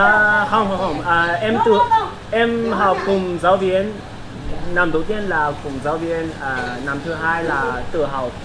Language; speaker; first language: Vietnamese; non-native, learner; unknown